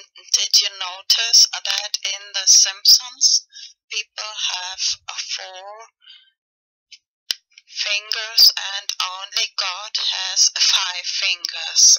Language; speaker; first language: English; non-native, fluent; German